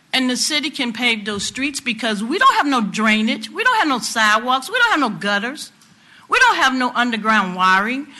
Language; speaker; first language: English; native; English